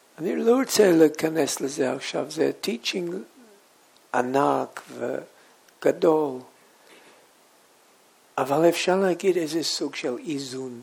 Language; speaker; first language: Hebrew; non-native, fluent; English